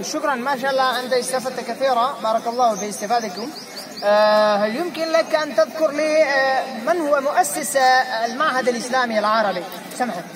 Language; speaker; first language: Arabic; non-native, fluent; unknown